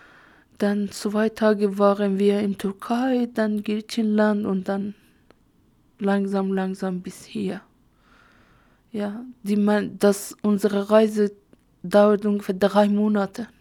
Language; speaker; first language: German; non-native, learner; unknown